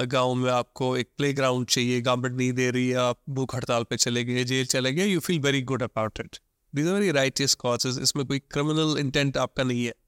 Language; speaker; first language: Hindi; non-native, local second language; Kashmiri